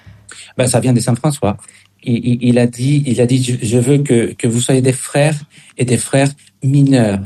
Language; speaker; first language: French; non-native, fluent; Spanish